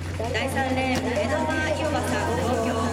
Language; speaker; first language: Japanese; native; Japanese